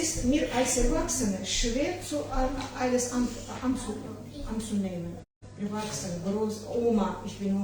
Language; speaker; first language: German; non-native, learner; Ukrainian